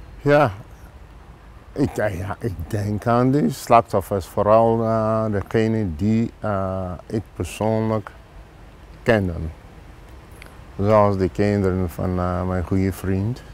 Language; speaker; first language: Dutch; non-native, fluent; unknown